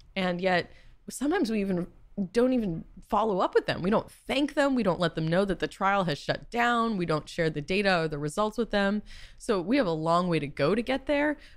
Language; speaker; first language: English; native; English